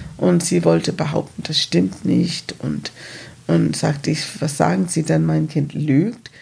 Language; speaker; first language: German; non-native, fluent; English